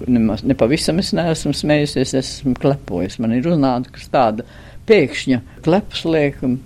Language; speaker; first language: Latvian; native; Latvian